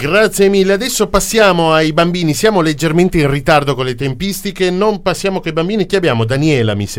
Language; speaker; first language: Italian; native; Italian